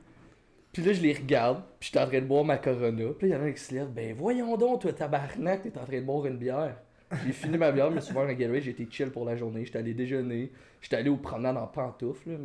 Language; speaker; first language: French; native; French